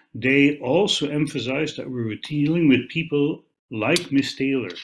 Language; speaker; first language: English; non-native, fluent; Dutch